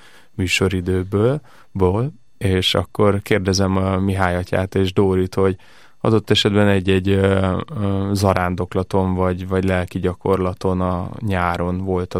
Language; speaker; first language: Hungarian; native; Hungarian